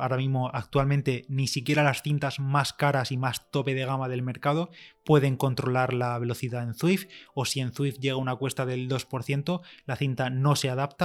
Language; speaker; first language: Spanish; native; Spanish